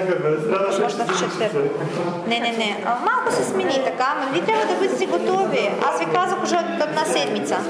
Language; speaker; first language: Bulgarian; non-native, fluent; Russian